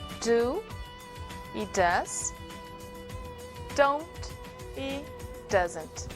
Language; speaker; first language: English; non-native, fluent; Portuguese